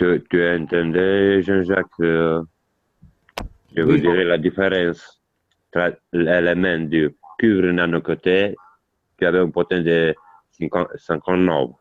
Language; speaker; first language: French; non-native, learner; Italian